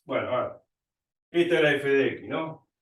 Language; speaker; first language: Spanish; native; Spanish